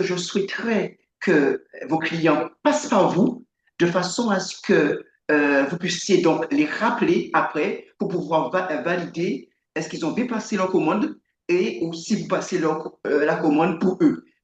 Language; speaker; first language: French; native; French